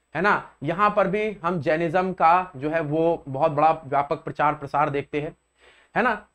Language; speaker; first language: Hindi; native; Hindi